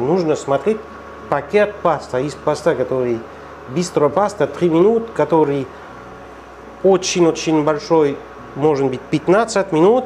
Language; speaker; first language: Russian; non-native, learner; French